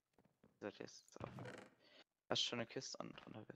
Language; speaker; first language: German; native; German